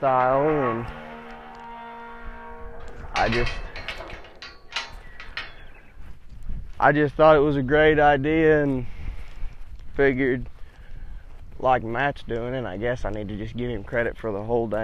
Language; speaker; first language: English; native; English